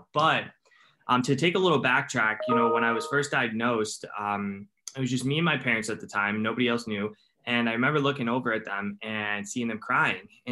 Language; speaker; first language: English; native; English